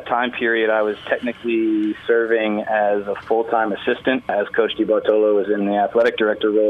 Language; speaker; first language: English; native; English